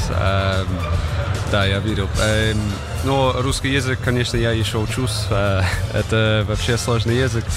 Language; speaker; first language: Russian; non-native, learner; English